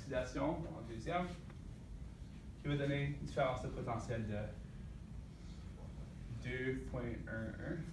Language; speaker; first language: French; native; French